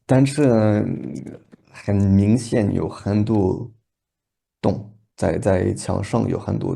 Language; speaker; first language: Chinese; non-native, learner; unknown